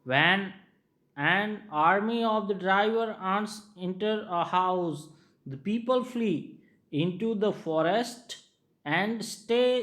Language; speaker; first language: English; non-native, local second language; Gujarati